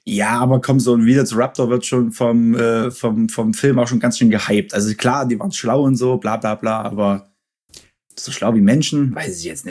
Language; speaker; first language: German; native; German